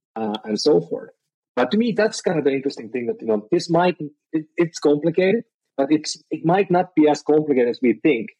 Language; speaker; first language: English; non-native, fluent; Finnish